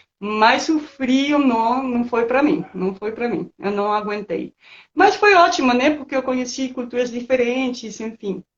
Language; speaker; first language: Portuguese; non-native, fluent; Spanish